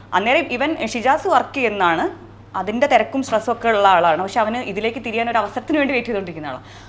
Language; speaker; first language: Malayalam; native; Malayalam